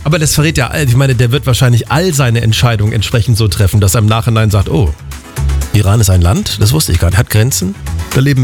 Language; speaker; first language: German; native; German